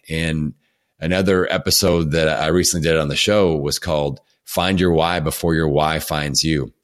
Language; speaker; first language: English; native; English